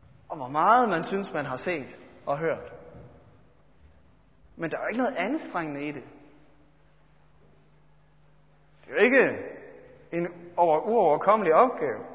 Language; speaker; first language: Danish; native; Danish